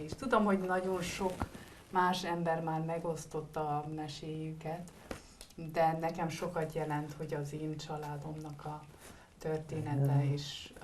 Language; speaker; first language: Hungarian; early bilingual, heritage; Hungarian